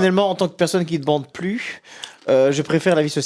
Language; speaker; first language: French; native; French